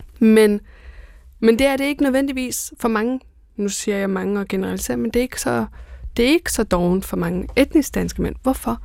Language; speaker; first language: Danish; early bilingual, other home language; Persian